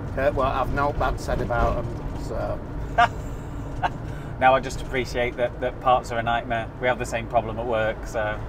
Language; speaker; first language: English; native; English